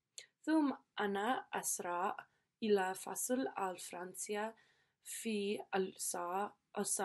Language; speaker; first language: Arabic; non-native, learner; English